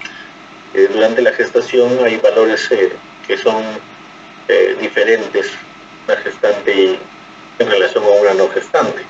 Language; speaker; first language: Spanish; native; Spanish